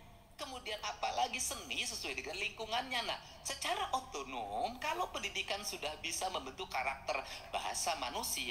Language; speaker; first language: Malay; non-native, local second language; Sundanese